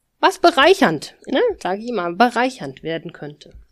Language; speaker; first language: German; native; German